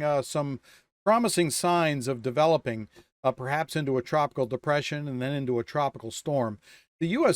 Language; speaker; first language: English; native; English